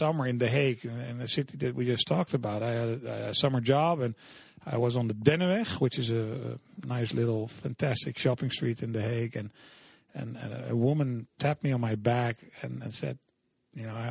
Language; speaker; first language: English; non-native, fluent; Dutch